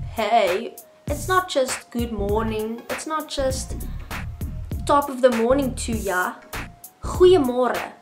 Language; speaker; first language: English; non-native, local second language; Afrikaans